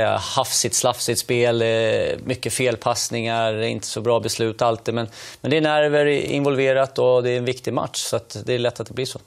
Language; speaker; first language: Swedish; native; Swedish